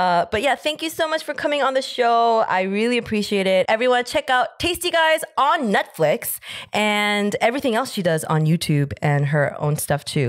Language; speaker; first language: English; native; English